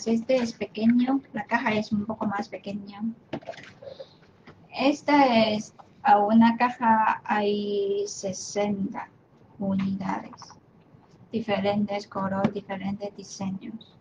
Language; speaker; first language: Spanish; non-native, fluent; Chinese